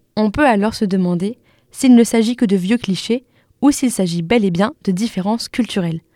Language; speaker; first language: French; native; French